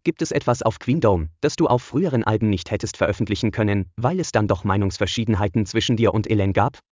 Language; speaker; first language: German; native; German